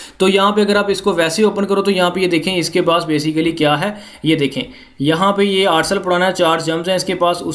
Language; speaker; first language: Urdu; non-native, local second language; Punjabi